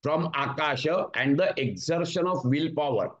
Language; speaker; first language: English; non-native, local second language; Marathi